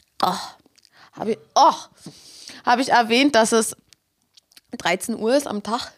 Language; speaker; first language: German; native; German